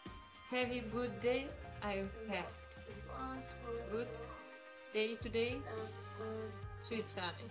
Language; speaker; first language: English; non-native, learner; Russian